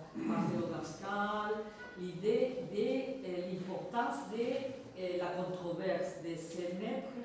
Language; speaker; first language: French; non-native, fluent; Spanish